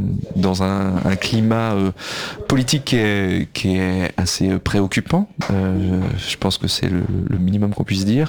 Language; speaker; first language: French; native; French